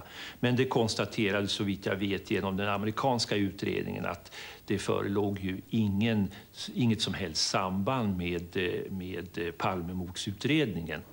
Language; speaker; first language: Swedish; native; Swedish